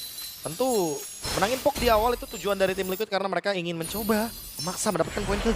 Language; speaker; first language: Indonesian; native; Indonesian